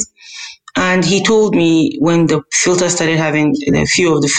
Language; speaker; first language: English; non-native, local second language; Hausa